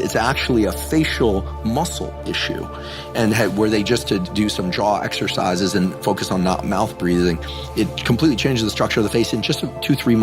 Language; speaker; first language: English; native; English